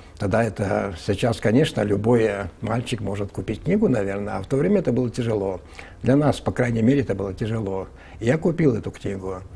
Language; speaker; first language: Russian; non-native, local second language; Ingush